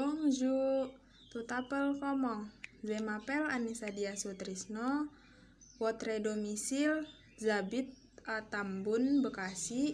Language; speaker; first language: French; non-native, learner; Indonesian